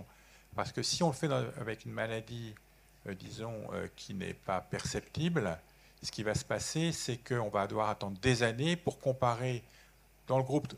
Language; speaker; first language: French; native; French